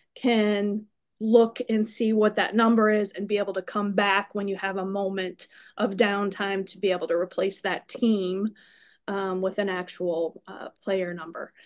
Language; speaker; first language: English; native; English